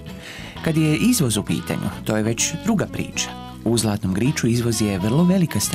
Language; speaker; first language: Croatian; native; Croatian